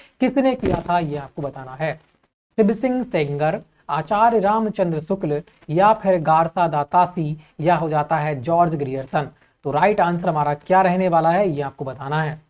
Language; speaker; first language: Hindi; native; Hindi